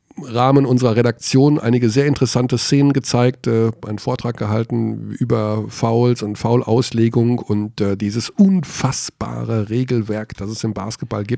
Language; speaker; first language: German; native; German